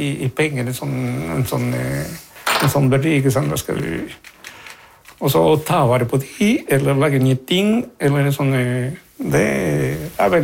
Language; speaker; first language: Norwegian; non-native, fluent; Spanish